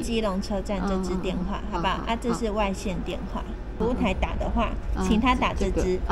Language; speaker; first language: Chinese; native; Chinese